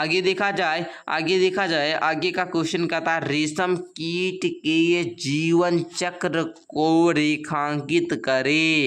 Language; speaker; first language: Hindi; native; Hindi